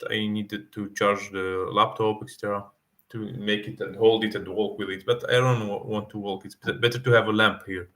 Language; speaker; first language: English; non-native, fluent; Arabic